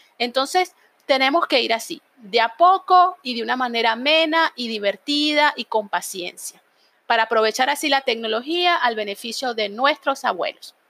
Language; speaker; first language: Spanish; native; Spanish